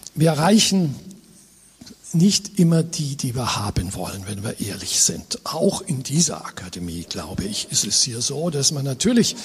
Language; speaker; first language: German; native; German